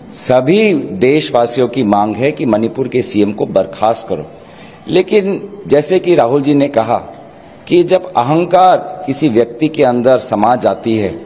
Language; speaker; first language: Hindi; non-native, local second language; Assamese